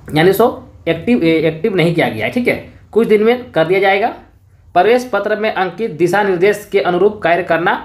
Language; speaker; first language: Hindi; native; Hindi